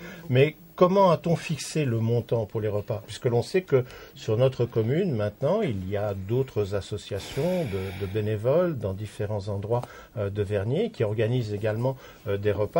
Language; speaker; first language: French; native; French